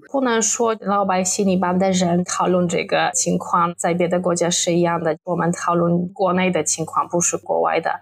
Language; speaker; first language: Chinese; non-native, fluent; Polish